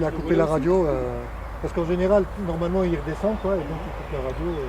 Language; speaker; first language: French; native; French